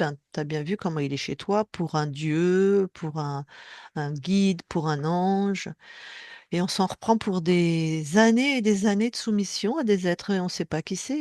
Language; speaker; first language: French; native; French